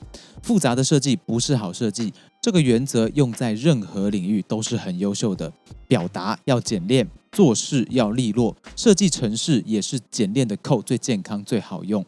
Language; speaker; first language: Chinese; native; Chinese